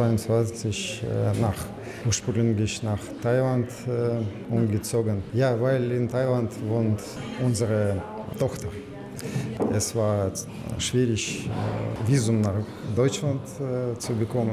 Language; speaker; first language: German; non-native, learner; Russian